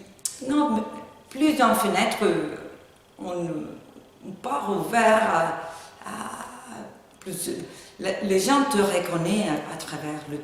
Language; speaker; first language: French; non-native, learner; Spanish